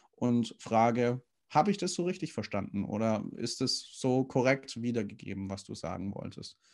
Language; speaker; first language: German; native; German